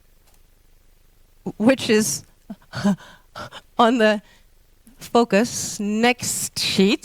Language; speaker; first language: English; non-native, fluent; Dutch